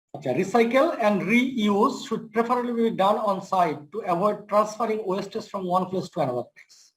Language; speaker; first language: English; non-native, local second language; Bangla